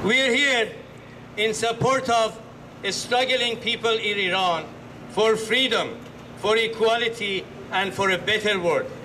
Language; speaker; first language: English; non-native, fluent; Persian